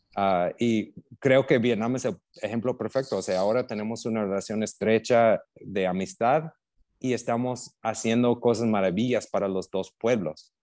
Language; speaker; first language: Spanish; non-native, fluent; English